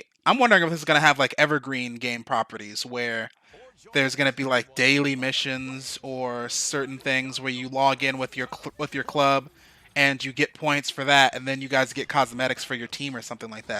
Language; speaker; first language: English; native; English